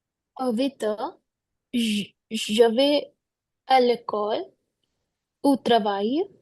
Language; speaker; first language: French; non-native, learner; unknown